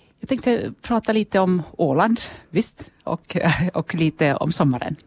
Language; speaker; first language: Swedish; non-native, local second language; Finnish